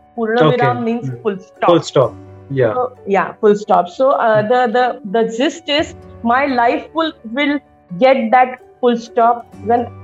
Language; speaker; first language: English; non-native, local second language; Marathi